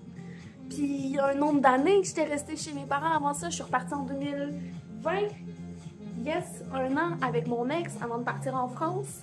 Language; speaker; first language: French; native; French